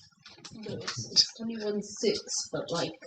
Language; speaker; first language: English; native; English